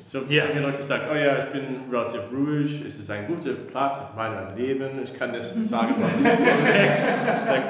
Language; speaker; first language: German; non-native, learner; English